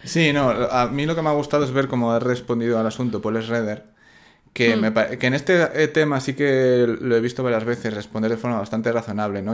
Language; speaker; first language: Spanish; native; Spanish